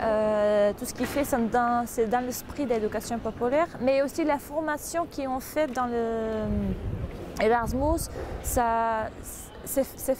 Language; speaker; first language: French; non-native, fluent; Portuguese